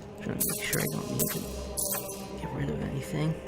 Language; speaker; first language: English; native; English